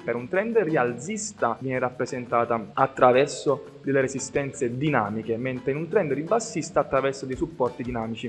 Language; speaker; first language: Italian; native; Italian